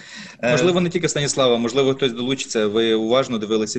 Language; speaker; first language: Ukrainian; native; Ukrainian